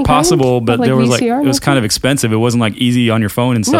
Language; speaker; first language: English; early bilingual, other home language; German